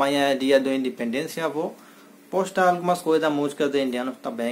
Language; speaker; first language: Portuguese; non-native, learner; Hindi